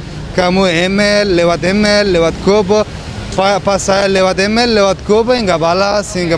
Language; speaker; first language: Indonesian; early bilingual, other home language; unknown